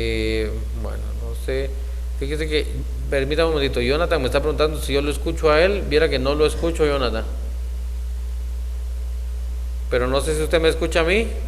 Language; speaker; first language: Spanish; native; Spanish